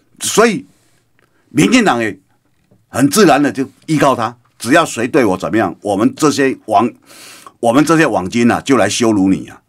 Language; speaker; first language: Chinese; native; Chinese